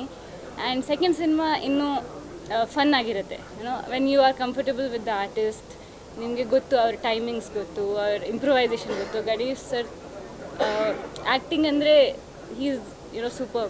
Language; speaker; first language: Kannada; non-native, learner; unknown